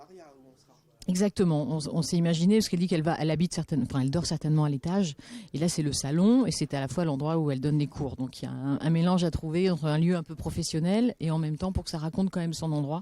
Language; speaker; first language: French; native; French